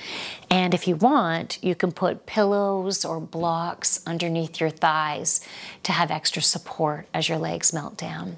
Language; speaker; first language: English; native; English